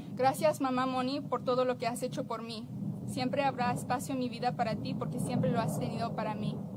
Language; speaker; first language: Spanish; early bilingual, other home language; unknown